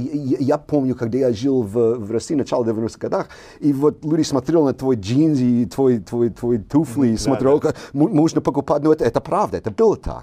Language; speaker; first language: Russian; non-native, fluent; English